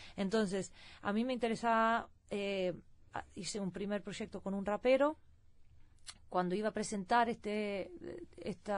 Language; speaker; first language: Spanish; early bilingual, heritage; Swedish